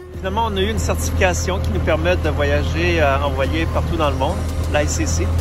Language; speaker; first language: French; native; French